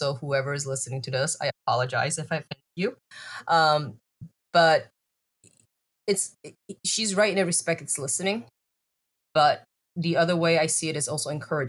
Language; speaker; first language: English; native; English